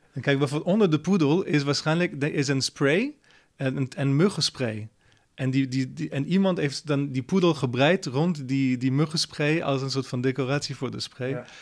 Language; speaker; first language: Dutch; non-native, fluent; French